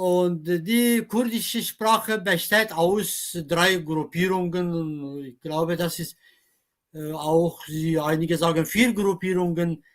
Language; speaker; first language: German; non-native, fluent; Kurdish